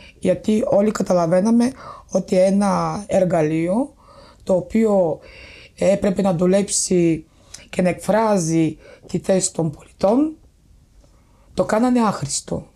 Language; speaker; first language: Greek; non-native, fluent; Bulgarian